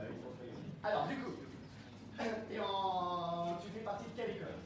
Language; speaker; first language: French; native; French